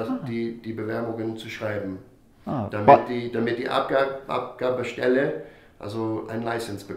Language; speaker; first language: German; non-native, fluent; English